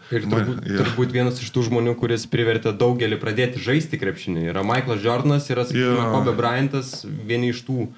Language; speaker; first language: Lithuanian; native; Lithuanian